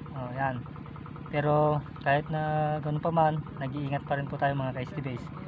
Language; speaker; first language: Filipino; non-native, local second language; Iloko